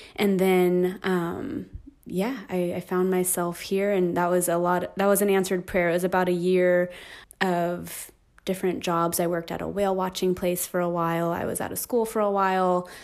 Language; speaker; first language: English; native; English